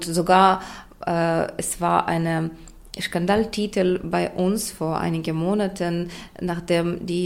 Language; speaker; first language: German; non-native, fluent; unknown